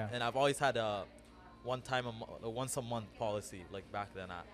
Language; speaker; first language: English; early bilingual, other home language; Amharic